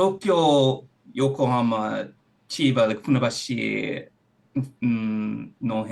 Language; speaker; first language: Japanese; non-native, learner; English